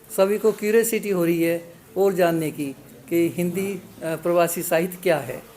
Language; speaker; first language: Hindi; native; Hindi